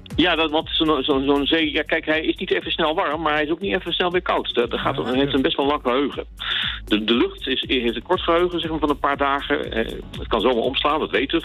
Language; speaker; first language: Dutch; native; Dutch